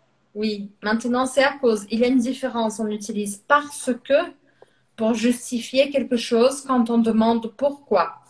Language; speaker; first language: French; non-native, fluent; Portuguese